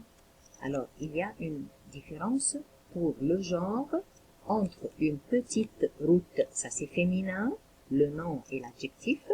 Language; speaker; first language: French; non-native, local second language; Arabic